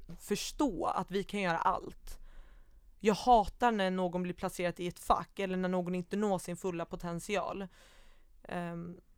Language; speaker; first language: Swedish; early bilingual, other home language; Baluchi